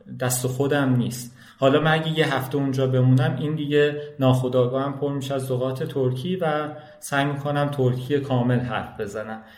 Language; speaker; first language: Persian; non-native, local second language; Azerbaijani